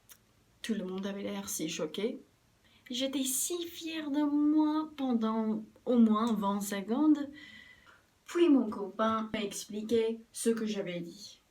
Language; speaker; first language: French; non-native, fluent; English